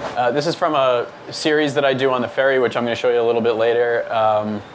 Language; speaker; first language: English; native; English